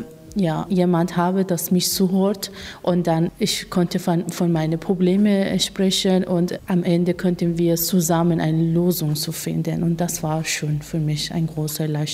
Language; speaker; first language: German; non-native, learner; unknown